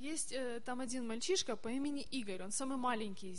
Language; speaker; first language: Russian; native; Russian